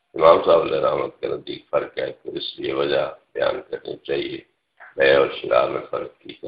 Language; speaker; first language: Urdu; non-native, local second language; Punjabi